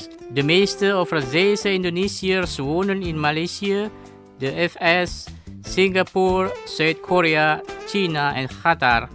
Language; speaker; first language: Dutch; non-native, learner; Indonesian